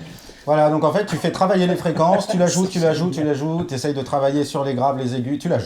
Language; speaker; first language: French; native; French